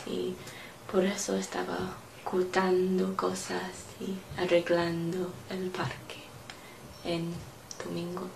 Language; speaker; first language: Spanish; non-native, learner; English